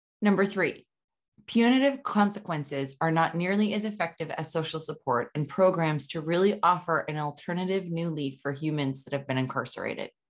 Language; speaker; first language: English; native; English